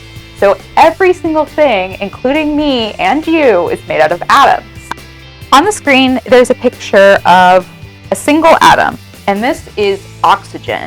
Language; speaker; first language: English; native; English